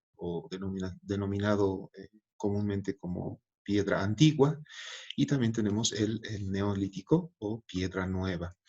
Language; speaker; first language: Spanish; native; Spanish